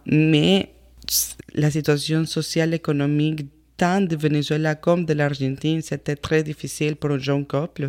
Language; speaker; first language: French; non-native, fluent; Spanish